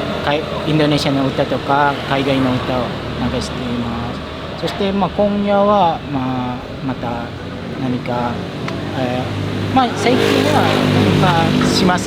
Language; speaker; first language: Japanese; non-native, fluent; Indonesian